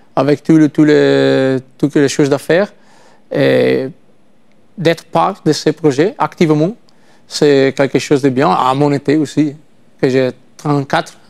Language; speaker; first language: French; non-native, learner; Italian